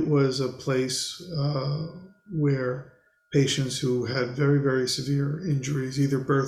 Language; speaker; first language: English; native; English